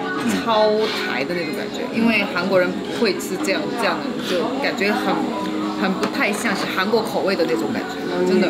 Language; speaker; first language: Chinese; non-native, fluent; Korean